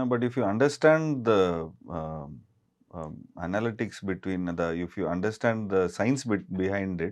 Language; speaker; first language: English; non-native, local second language; Tamil